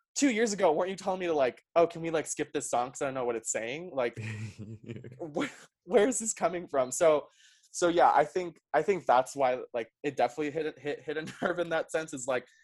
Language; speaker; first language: English; early bilingual, other home language; Spanish